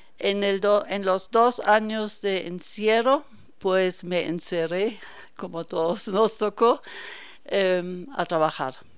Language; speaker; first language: Spanish; non-native, fluent; German